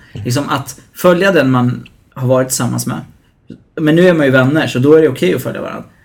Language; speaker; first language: Swedish; early bilingual, other home language; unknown